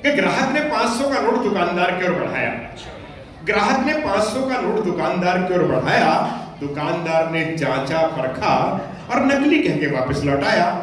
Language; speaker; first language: Hindi; non-native, local second language; Punjabi